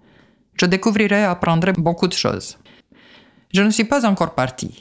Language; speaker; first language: French; native; French